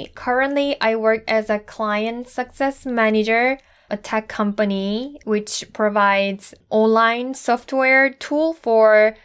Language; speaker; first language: English; non-native, fluent; Korean